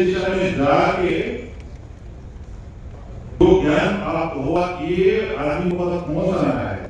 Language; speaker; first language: Hindi; non-native, learner; Bangla